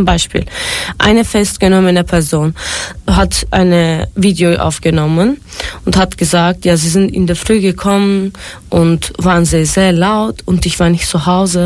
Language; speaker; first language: German; non-native, fluent; Turkish